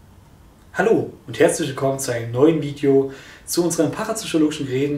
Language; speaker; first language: German; native; German